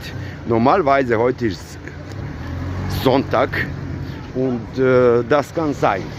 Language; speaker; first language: German; non-native, learner; Serbian